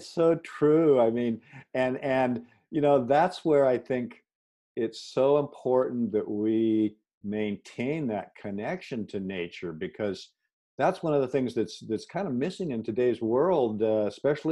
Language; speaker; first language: English; native; English